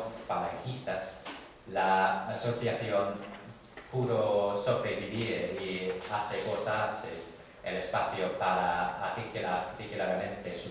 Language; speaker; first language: Spanish; non-native, fluent; English